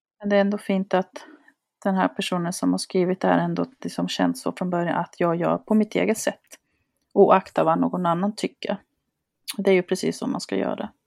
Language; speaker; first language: Swedish; early bilingual, other home language; Spanish